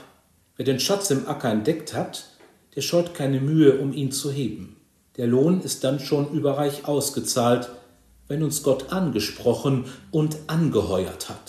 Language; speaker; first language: German; native; German